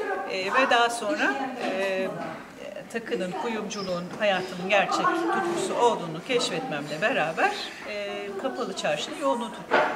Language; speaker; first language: Turkish; native; Turkish